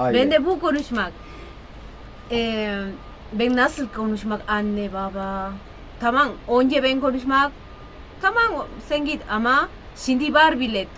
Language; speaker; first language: Turkish; non-native, learner; Spanish